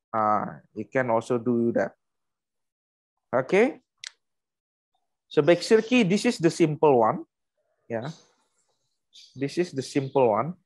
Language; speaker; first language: English; non-native, learner; Indonesian